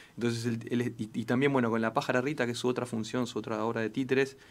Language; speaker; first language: Spanish; native; Spanish